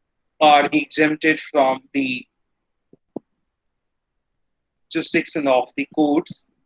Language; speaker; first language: English; non-native, local second language; Hindi